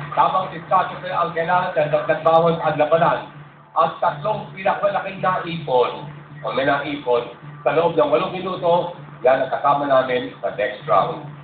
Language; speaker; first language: Filipino; native; Filipino